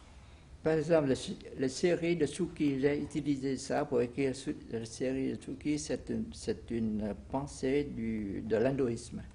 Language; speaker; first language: French; non-native, fluent; Vietnamese